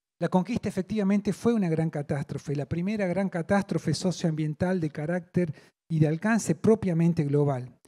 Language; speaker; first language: Spanish; native; Spanish